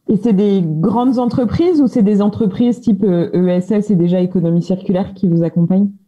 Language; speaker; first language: French; native; French